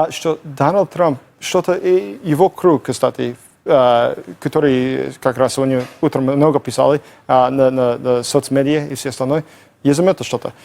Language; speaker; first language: Russian; non-native, fluent; English